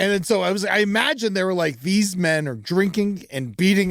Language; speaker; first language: English; native; English